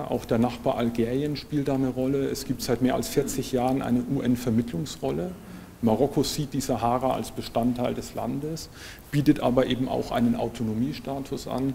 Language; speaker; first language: German; native; German